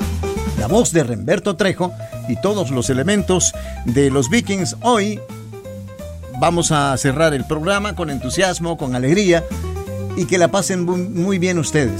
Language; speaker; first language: Spanish; native; Spanish